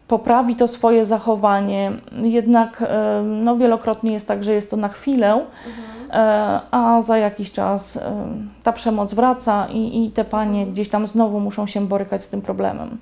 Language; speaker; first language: Polish; native; Polish